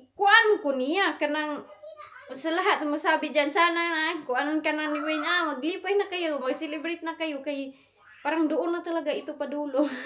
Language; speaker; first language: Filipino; non-native, local second language; Cebuano